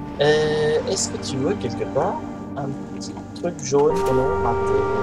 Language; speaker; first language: French; native; French